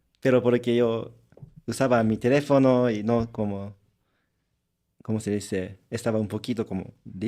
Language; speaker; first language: Spanish; non-native, learner; Japanese